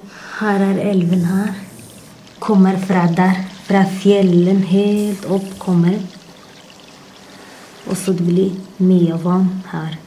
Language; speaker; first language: Norwegian; non-native, learner; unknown